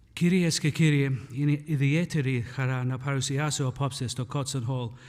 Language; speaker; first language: Greek; non-native, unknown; English